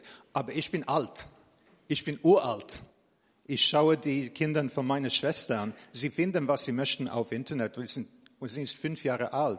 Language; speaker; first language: German; non-native, fluent; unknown